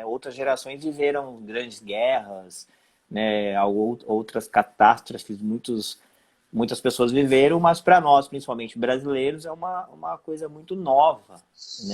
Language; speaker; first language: Portuguese; native; Portuguese